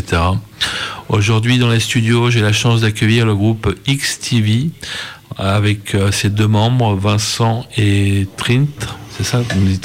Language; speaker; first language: French; native; French